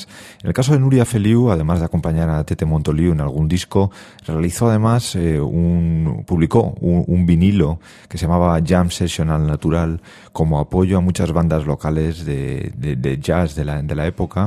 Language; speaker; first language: Spanish; native; Spanish